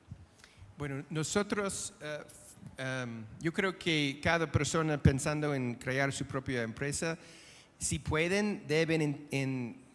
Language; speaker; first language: Spanish; non-native, fluent; English